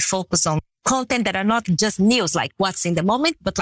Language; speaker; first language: English; non-native, fluent; Portuguese